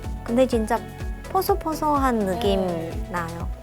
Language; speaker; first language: Korean; non-native, learner; Chinese